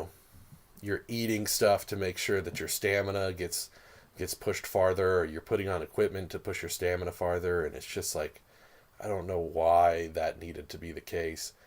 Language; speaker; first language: English; native; English